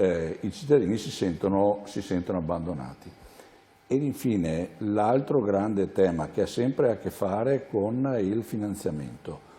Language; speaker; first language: Italian; native; Italian